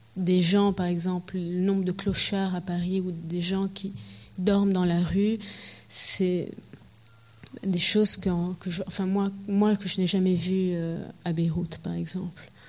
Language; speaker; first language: French; early bilingual, heritage; French